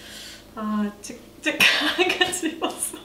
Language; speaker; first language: Korean; non-native, learner; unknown